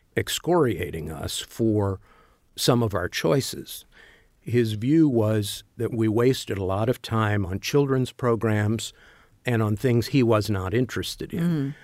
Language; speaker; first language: English; native; English